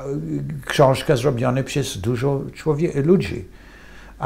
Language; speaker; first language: Polish; non-native, fluent; English